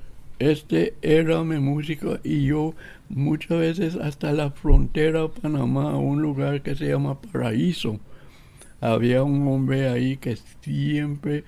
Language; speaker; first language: Spanish; non-native, local second language; English